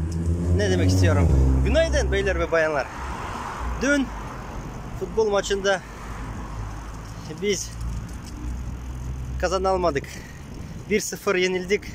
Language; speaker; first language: Turkish; non-native, learner; Russian